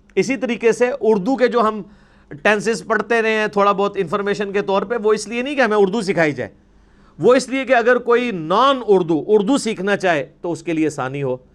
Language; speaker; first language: Urdu; non-native, local second language; Punjabi